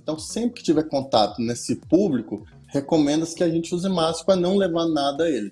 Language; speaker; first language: Portuguese; native; Portuguese